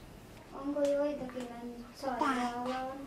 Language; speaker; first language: Finnish; early bilingual, heritage; Finnish